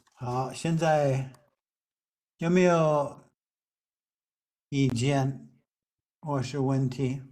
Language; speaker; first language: Chinese; non-native, fluent; English